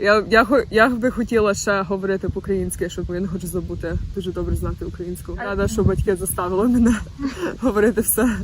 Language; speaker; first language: Ukrainian; early bilingual, other home language; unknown